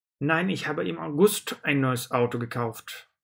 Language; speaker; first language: German; non-native, fluent; Russian